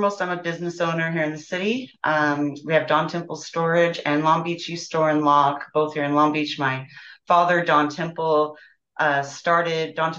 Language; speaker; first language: English; native; English